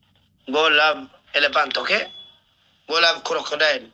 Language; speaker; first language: English; non-native, learner; Oromo